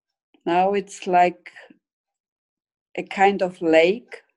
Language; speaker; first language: English; non-native, fluent; Polish